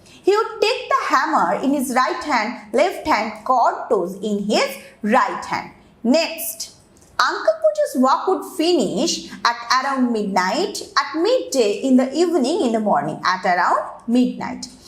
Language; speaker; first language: English; non-native, local second language; Bangla